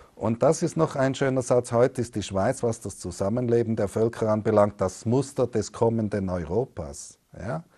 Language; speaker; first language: German; native; German